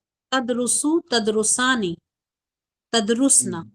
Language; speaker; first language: Arabic; non-native, learner; Urdu